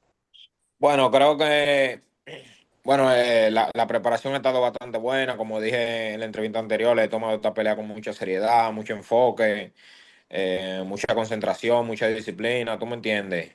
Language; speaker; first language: Spanish; native; Spanish